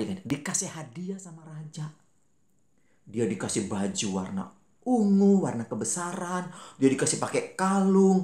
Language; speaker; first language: Malay; native; Malay